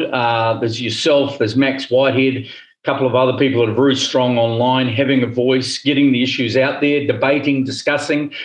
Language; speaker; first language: English; native; English